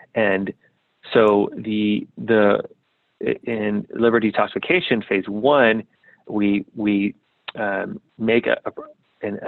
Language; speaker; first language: English; native; English